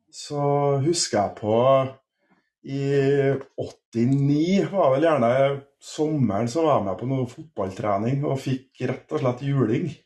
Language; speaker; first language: Norwegian; native; Norwegian